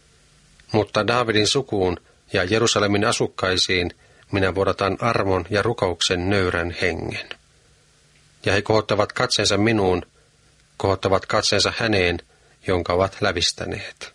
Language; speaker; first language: Finnish; native; Finnish